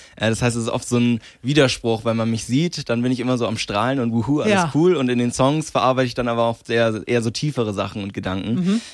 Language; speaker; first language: German; native; German